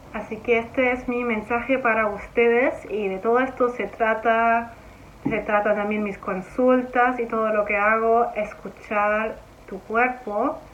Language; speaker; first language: Spanish; non-native, fluent; German